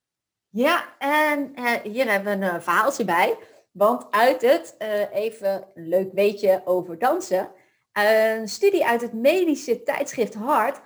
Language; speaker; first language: Dutch; native; Dutch